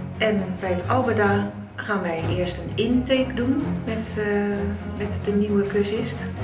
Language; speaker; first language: Dutch; native; Dutch